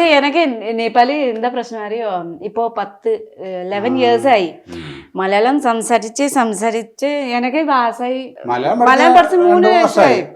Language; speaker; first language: Malayalam; non-native, learner; Nepali